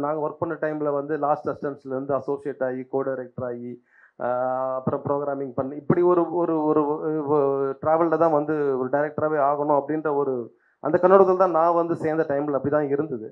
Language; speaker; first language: Tamil; native; Tamil